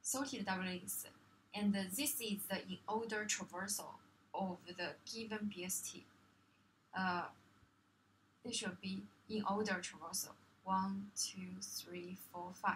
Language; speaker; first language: English; non-native, fluent; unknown